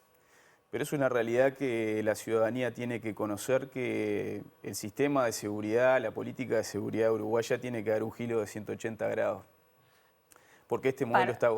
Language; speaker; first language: Spanish; native; Spanish